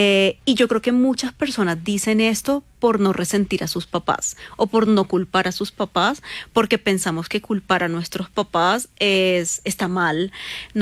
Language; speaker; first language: Spanish; native; Spanish